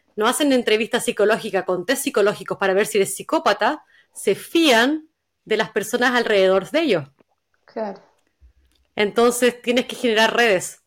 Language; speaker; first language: Spanish; native; Spanish